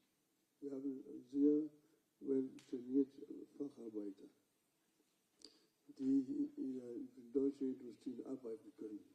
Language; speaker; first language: German; non-native, fluent; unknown